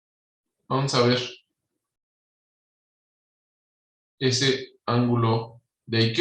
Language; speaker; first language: Spanish; native; Spanish